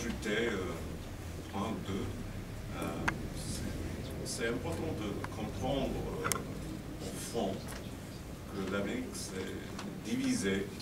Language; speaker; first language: French; non-native, fluent; English